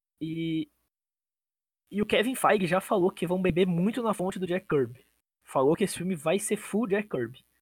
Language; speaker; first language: Portuguese; native; Portuguese